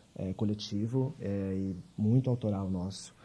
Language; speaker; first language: Portuguese; native; Portuguese